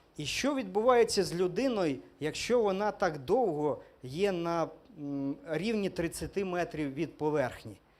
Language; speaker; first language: Ukrainian; non-native, local second language; Russian